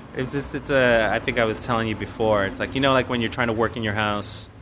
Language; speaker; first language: English; native; English